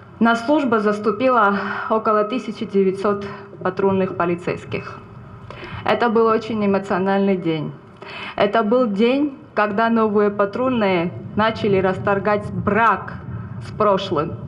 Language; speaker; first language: Russian; non-native, fluent; Georgian